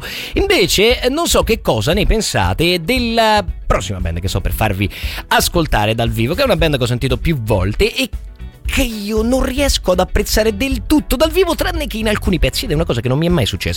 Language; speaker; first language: Italian; native; Italian